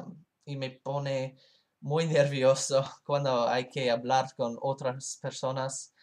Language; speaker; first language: Spanish; non-native, learner; English